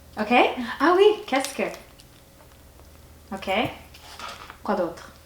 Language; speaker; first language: French; non-native, fluent; English